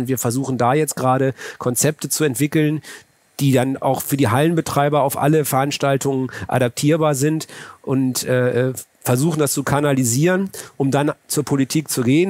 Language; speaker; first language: German; native; German